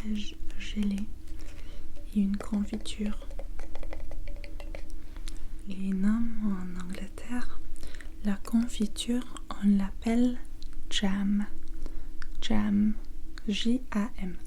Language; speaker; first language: French; non-native, learner; English